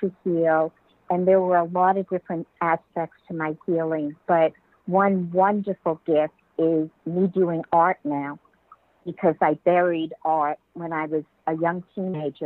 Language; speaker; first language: English; native; English